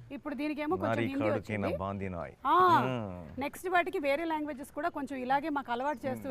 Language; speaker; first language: Telugu; native; Telugu